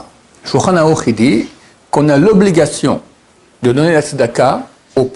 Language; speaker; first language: French; native; French